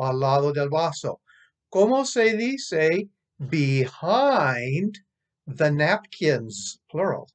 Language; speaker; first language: Spanish; non-native, fluent; English